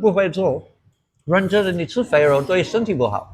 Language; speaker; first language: Chinese; non-native, fluent; English